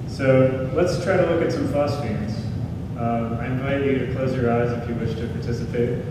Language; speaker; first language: English; native; English